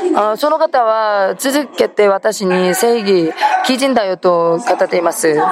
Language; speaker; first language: Japanese; non-native, fluent; Korean